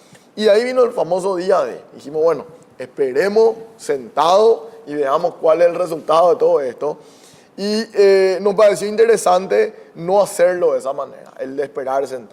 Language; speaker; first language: Spanish; native; Spanish